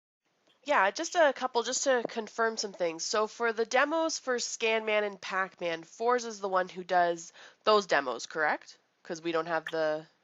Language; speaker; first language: English; native; English